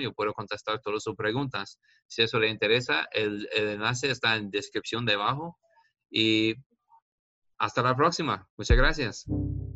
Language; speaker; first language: Spanish; non-native, learner; English